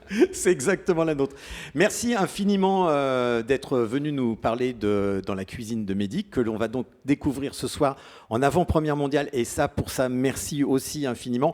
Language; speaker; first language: French; native; French